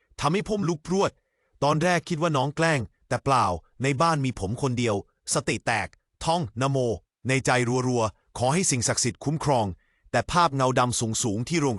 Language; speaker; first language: Thai; native; Thai